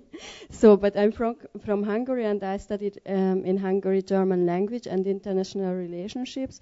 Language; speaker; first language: English; non-native, learner; Hungarian